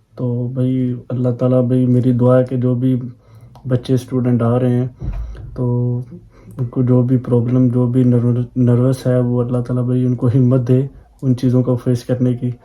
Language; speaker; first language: Urdu; non-native, local second language; Punjabi